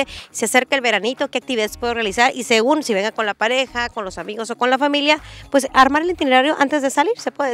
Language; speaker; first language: Spanish; native; Spanish